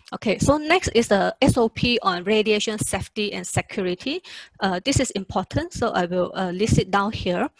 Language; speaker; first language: English; non-native, local second language; Chinese